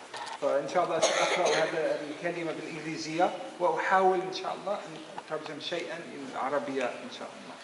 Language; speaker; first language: Arabic; non-native, fluent; English